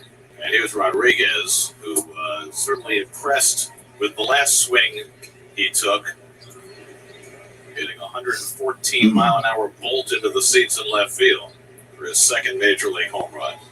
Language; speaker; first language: English; native; English